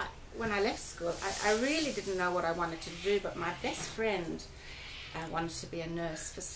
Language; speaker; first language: English; early bilingual, other home language; German